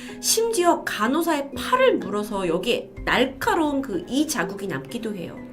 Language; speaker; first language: Korean; native; Korean